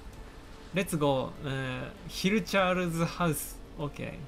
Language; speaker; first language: English; non-native, learner; Japanese